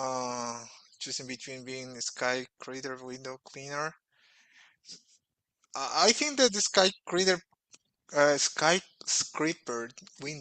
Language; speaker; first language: English; non-native, fluent; Portuguese